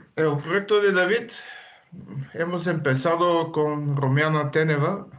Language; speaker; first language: Spanish; non-native, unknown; Bulgarian